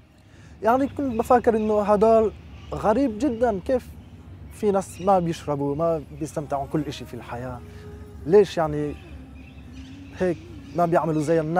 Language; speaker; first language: Arabic; non-native, fluent; French